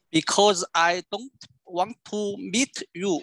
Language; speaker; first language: English; non-native, learner; Vietnamese